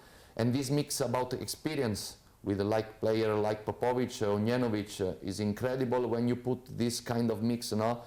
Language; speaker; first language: English; non-native, fluent; Italian